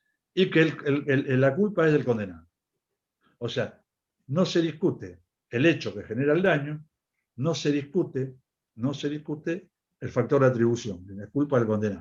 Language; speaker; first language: Spanish; native; Spanish